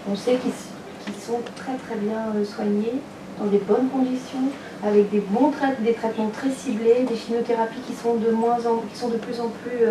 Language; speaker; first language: French; native; French